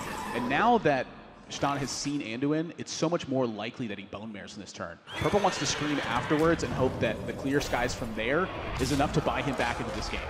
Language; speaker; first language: English; native; English